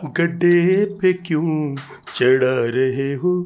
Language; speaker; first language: Hindi; native; Hindi